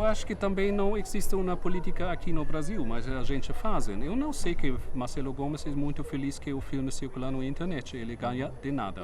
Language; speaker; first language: Portuguese; non-native, fluent; German